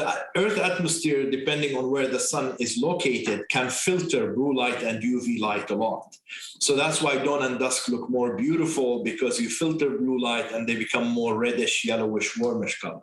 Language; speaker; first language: English; non-native, fluent; Arabic